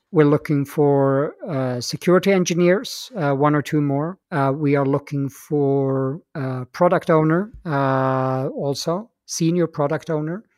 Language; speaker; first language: English; non-native, fluent; Swedish